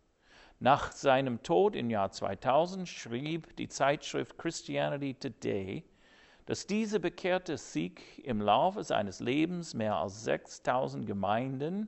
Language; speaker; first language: German; non-native, fluent; English